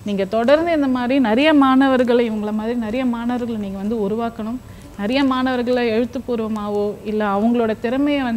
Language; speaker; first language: Tamil; native; Tamil